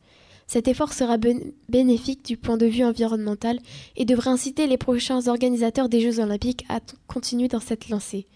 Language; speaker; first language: French; native; French